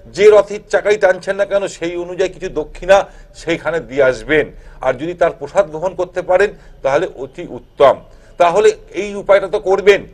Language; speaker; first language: Bangla; native; Bangla